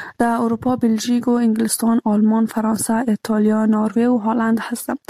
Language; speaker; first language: Persian; native; Persian